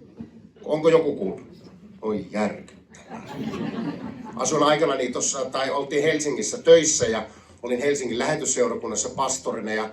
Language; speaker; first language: Finnish; native; Finnish